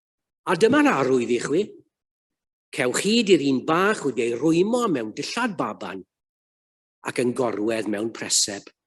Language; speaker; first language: Welsh; native; Welsh